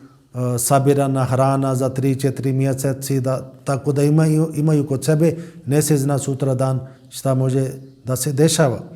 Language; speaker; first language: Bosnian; non-native, learner; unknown